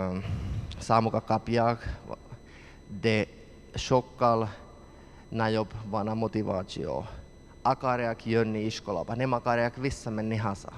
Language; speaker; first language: Hungarian; non-native, learner; Finnish